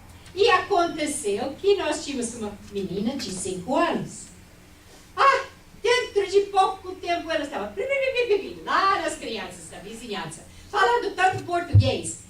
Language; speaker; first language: Portuguese; non-native, fluent; English